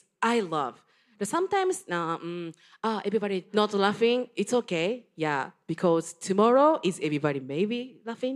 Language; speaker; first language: English; non-native, learner; Japanese